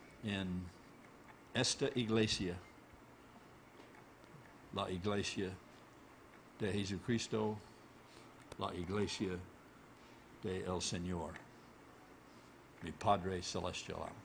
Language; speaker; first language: Spanish; non-native, learner; English